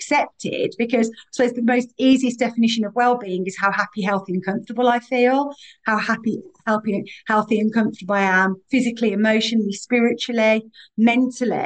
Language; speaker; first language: English; native; English